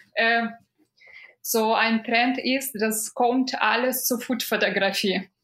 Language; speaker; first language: German; non-native, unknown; Russian